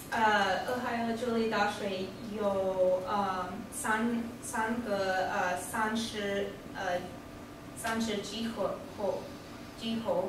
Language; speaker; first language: Chinese; non-native, learner; English